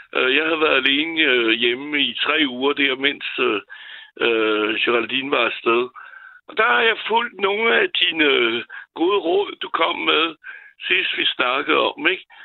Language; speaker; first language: Danish; non-native, fluent; French